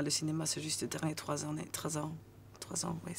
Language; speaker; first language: French; non-native, learner; Swedish